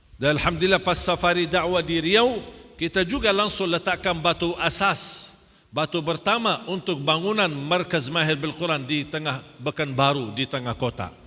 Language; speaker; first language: Indonesian; non-native, fluent; Arabic